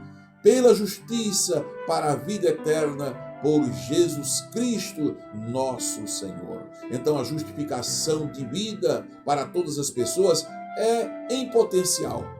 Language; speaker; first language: Portuguese; native; Portuguese